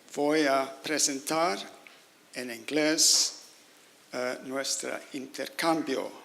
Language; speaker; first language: Spanish; non-native, learner; English